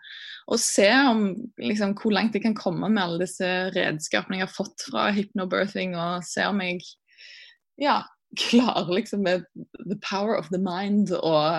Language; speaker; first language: Norwegian; native; Norwegian